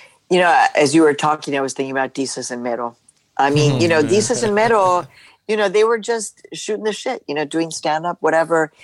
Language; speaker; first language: English; early bilingual, other home language; Spanish